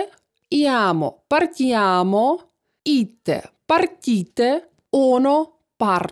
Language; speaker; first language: Italian; non-native, fluent; Russian